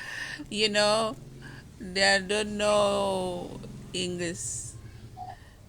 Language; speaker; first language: English; non-native, learner; Indonesian